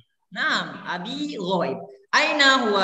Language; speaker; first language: Arabic; non-native, learner; Indonesian